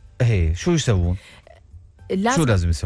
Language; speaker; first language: Arabic; native; Arabic